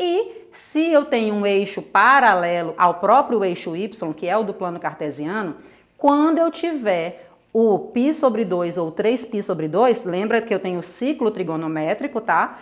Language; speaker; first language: Portuguese; native; Portuguese